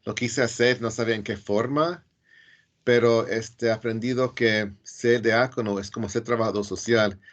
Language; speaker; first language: Spanish; early bilingual, heritage; Spanish